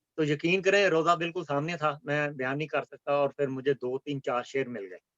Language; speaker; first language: Urdu; non-native, local second language; Punjabi